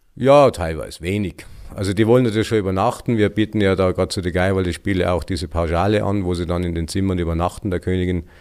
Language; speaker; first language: German; native; German